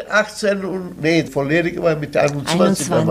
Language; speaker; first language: German; non-native, fluent; Italian